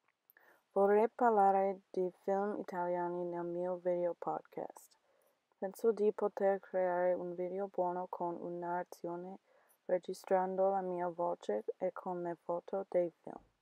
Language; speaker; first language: Italian; non-native, learner; English